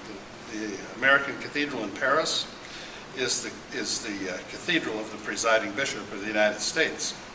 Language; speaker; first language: English; native; English